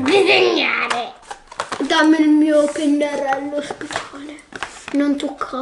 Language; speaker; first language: Italian; non-native, fluent; Russian